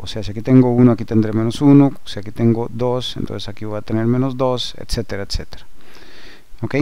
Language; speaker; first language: Spanish; native; Spanish